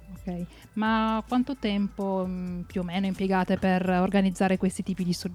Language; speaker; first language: Italian; native; Italian